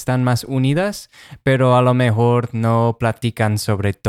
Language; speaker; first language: Spanish; non-native, fluent; English